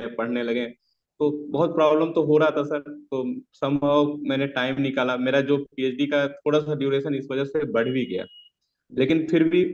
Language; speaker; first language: Hindi; native; Hindi